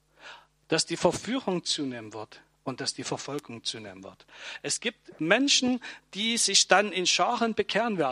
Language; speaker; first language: German; native; German